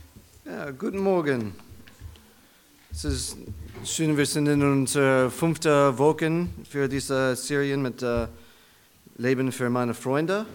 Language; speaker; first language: German; non-native, learner; English